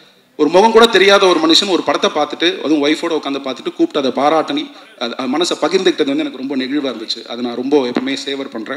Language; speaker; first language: Tamil; native; Tamil